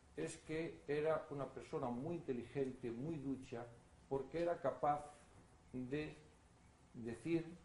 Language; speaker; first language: Spanish; non-native, local second language; Galician